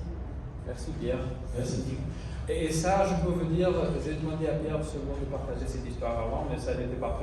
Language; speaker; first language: French; non-native, fluent; Italian